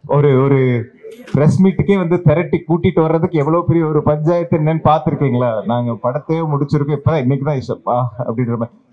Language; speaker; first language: Tamil; native; Tamil